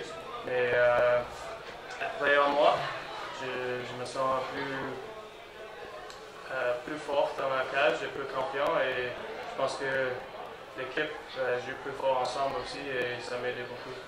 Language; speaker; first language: French; non-native, learner; English